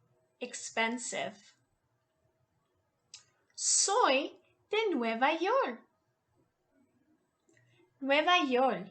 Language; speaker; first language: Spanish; non-native, fluent; English